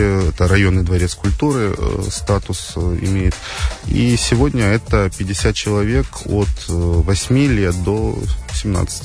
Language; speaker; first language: Russian; native; Russian